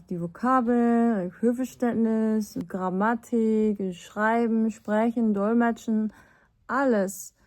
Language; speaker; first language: German; non-native, fluent; Korean